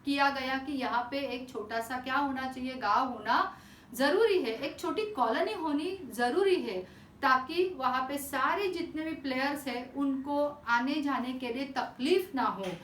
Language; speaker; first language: Hindi; non-native, local second language; Marathi